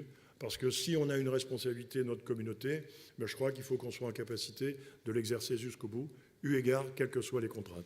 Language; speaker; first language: French; native; French